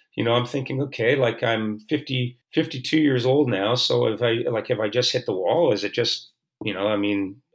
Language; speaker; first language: English; native; English